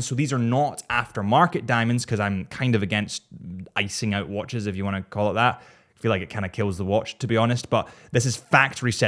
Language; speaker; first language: English; native; English